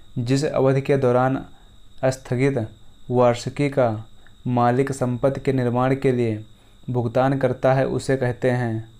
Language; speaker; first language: Hindi; native; Hindi